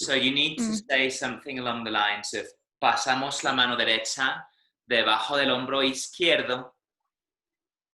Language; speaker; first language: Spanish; non-native, fluent; English